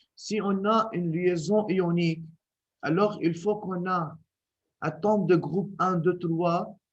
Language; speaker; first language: French; non-native, local second language; Arabic